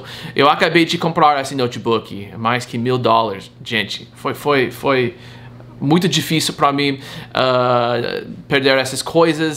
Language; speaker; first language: Portuguese; non-native, fluent; English